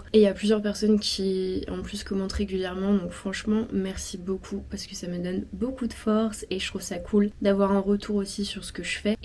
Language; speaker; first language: French; native; French